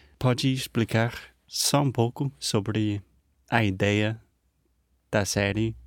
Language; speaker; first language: Portuguese; non-native, fluent; English